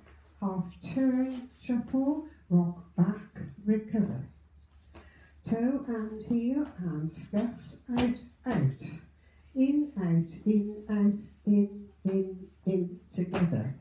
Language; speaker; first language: English; native; English